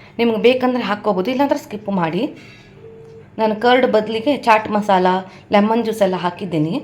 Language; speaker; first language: Kannada; non-native, local second language; Konkani